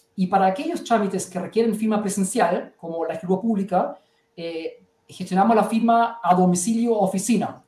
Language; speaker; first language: Spanish; early bilingual, heritage; German